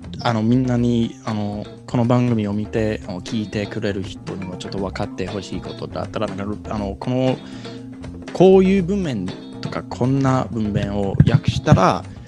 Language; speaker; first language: Japanese; non-native, fluent; English